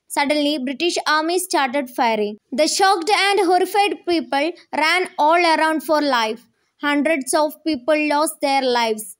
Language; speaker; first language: English; non-native, local second language; Malayalam